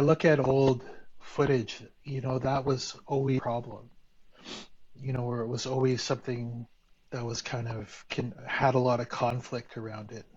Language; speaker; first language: English; native; English